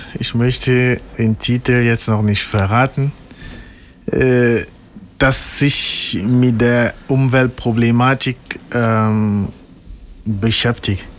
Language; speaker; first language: German; non-native, fluent; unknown